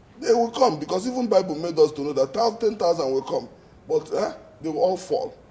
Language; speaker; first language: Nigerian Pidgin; non-native, local second language; Igbo